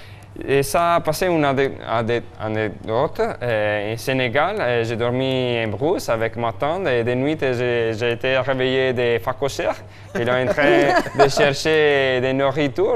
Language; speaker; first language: French; non-native, fluent; Italian